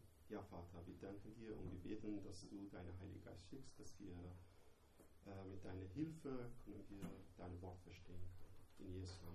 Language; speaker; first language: German; non-native, learner; Persian